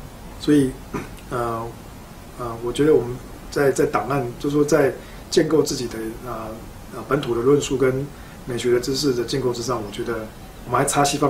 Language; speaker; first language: Chinese; native; Chinese